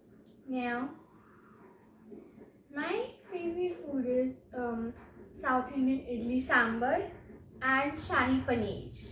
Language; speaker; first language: English; non-native, local second language; Hindi